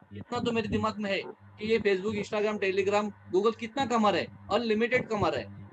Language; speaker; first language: Hindi; non-native, local second language; Marathi